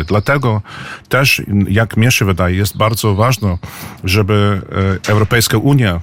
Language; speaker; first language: Polish; early bilingual, heritage; English